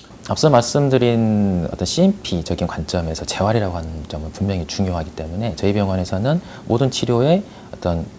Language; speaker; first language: Korean; native; Korean